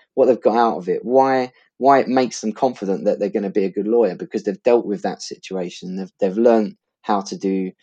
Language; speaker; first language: English; native; English